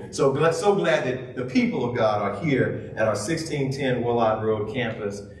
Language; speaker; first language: English; native; English